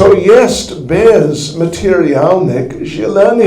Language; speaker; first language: Russian; non-native, learner; English